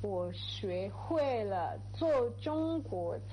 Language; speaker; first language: Chinese; non-native, learner; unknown